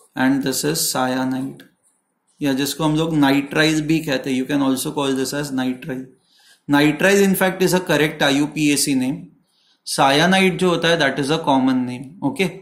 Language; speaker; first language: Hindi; non-native, local second language; Marathi